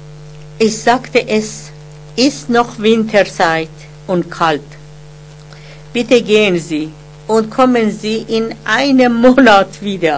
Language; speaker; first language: German; non-native, learner; Persian